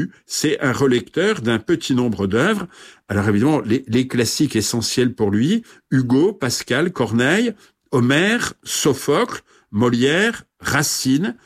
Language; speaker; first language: French; native; French